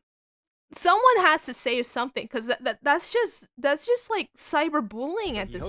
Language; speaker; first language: English; native; English